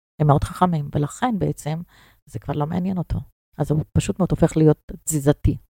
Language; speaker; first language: Hebrew; non-native, fluent; Russian